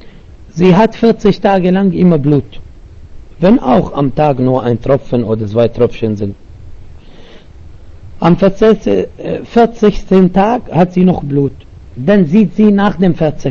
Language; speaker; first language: German; non-native, learner; Arabic